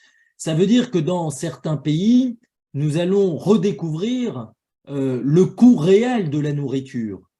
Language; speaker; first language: French; native; French